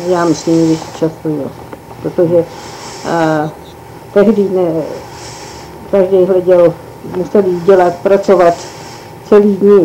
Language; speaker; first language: Czech; early bilingual, heritage; Czech